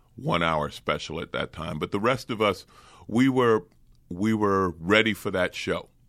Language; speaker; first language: English; native; English